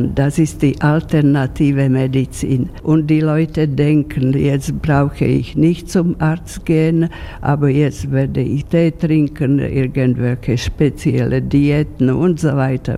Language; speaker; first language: German; non-native, fluent; Slovak